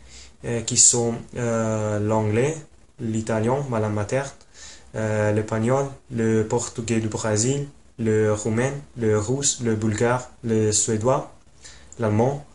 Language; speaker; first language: French; non-native, learner; Italian